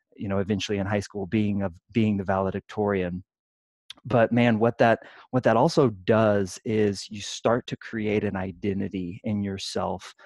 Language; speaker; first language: English; native; English